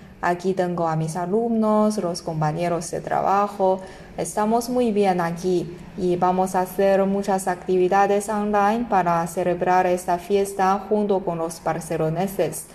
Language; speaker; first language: Spanish; non-native, fluent; Chinese